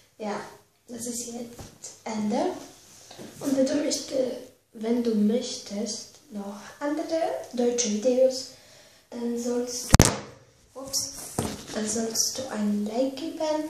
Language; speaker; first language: German; non-native, learner; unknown